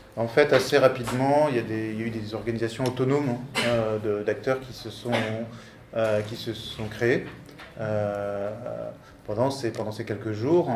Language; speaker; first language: French; native; French